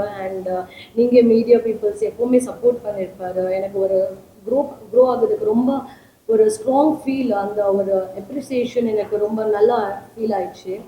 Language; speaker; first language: Tamil; non-native, fluent; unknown